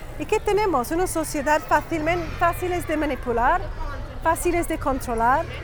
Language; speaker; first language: Spanish; non-native, fluent; English